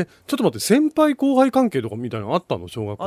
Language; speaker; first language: Japanese; native; Japanese